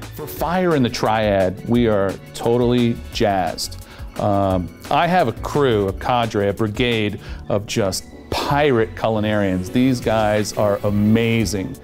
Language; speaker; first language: English; native; English